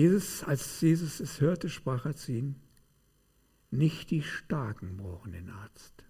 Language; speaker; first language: German; native; German